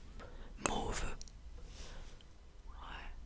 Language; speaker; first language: French; non-native, fluent; English